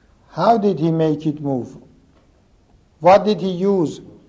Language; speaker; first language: English; non-native, fluent; Persian